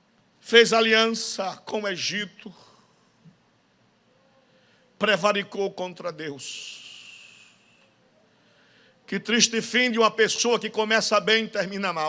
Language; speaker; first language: Portuguese; native; Portuguese